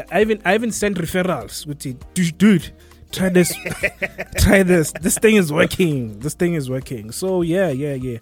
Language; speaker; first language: English; non-native, local second language; Zulu